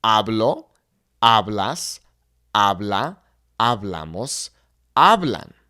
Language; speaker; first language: Spanish; non-native, fluent; English